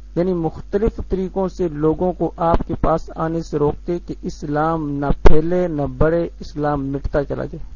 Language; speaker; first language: Urdu; native; Urdu